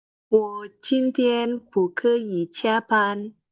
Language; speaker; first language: Chinese; non-native, learner; Indonesian